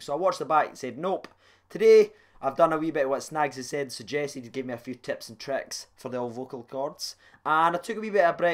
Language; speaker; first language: English; native; English